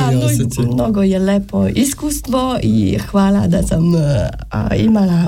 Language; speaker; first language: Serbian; non-native, learner; French